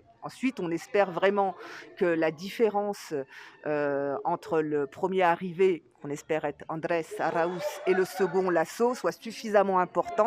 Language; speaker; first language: French; native; French